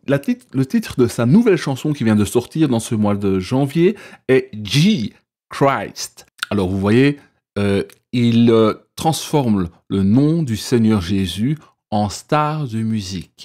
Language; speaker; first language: French; native; French